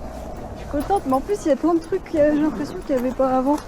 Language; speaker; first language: French; native; French